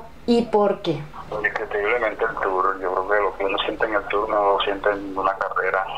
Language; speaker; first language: Spanish; native; Spanish